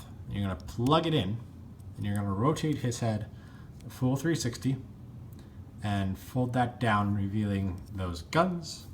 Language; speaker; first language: English; native; English